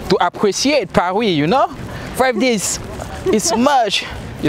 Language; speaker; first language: English; non-native, learner; French